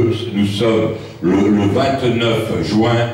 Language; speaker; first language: French; native; French